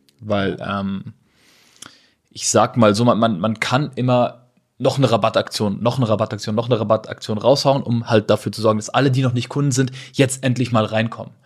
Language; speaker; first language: German; native; German